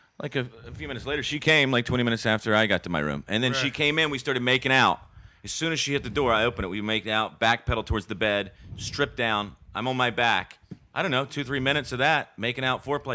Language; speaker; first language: English; native; English